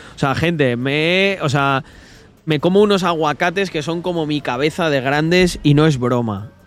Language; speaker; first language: Spanish; native; Spanish